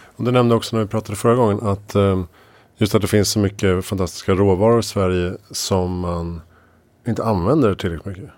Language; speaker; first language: Swedish; native; Swedish